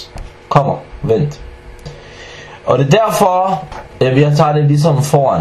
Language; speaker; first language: Danish; non-native, fluent; Arabic